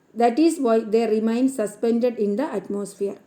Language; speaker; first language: English; non-native, local second language; Malayalam